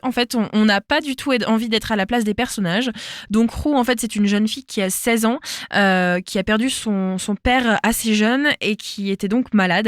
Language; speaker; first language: French; native; French